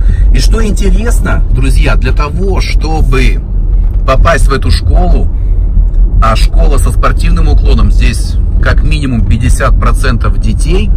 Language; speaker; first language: Russian; native; Russian